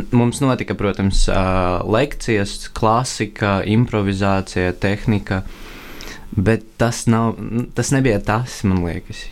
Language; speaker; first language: Latvian; non-native, local second language; Russian